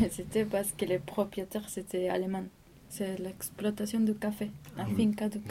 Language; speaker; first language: French; non-native, learner; Spanish